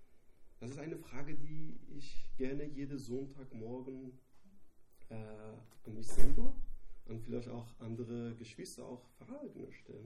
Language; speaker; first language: German; non-native, learner; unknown